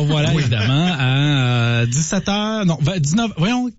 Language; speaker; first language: French; native; French